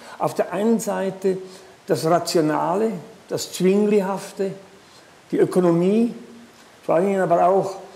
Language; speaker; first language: German; native; German